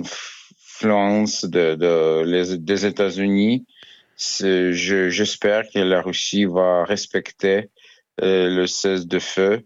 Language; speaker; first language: French; non-native, learner; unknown